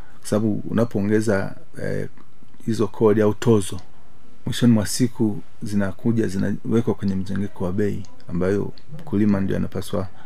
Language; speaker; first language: Swahili; native; Swahili